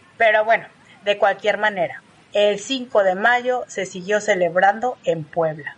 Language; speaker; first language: Spanish; native; Spanish